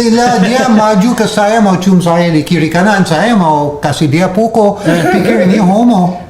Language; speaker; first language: Indonesian; non-native, fluent; English